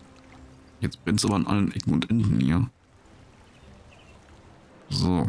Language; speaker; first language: German; native; German